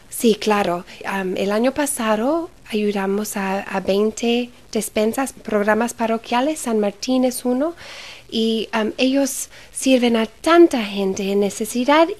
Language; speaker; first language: Spanish; early bilingual, heritage; Spanish